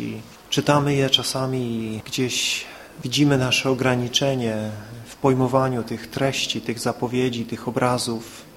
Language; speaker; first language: Polish; native; Polish